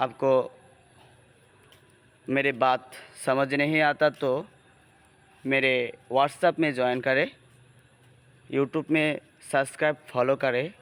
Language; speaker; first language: Hindi; non-native, learner; Bangla